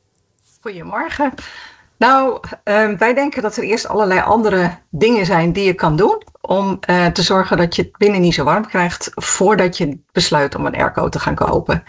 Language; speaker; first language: Dutch; native; Dutch